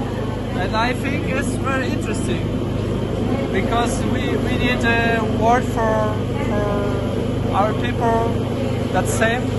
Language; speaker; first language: English; non-native, learner; Polish